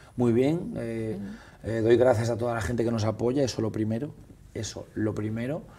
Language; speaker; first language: Spanish; native; Spanish